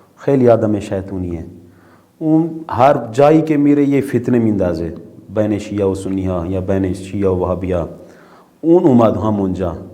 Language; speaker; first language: Persian; non-native, fluent; Urdu